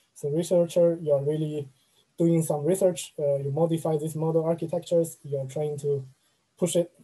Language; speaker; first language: English; non-native, fluent; Chinese